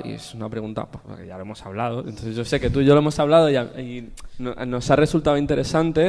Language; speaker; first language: Spanish; native; Spanish